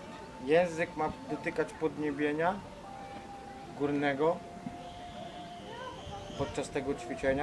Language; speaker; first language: Polish; non-native, fluent; Vietnamese